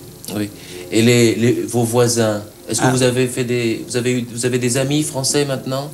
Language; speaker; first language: French; native; French